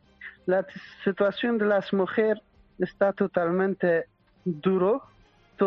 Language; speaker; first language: Spanish; non-native, learner; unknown